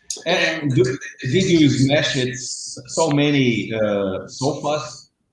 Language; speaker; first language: English; non-native, learner; Portuguese